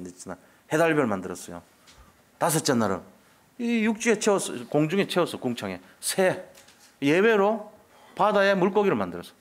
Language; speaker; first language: Korean; native; Korean